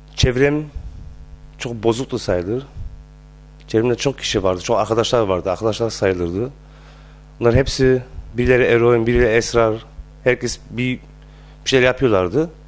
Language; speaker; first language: Turkish; early bilingual, heritage; Turkish